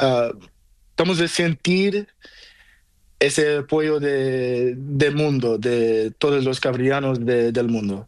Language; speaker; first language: Spanish; non-native, learner; Portuguese